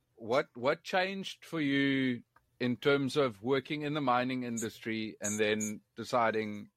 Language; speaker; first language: English; non-native, local second language; Afrikaans